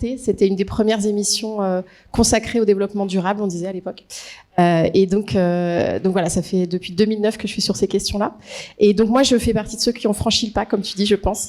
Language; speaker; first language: French; native; French